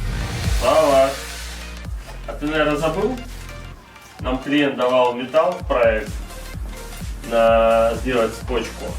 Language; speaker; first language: Russian; native; Russian